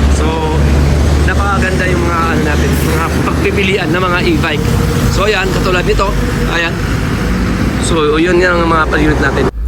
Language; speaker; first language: Filipino; native; Filipino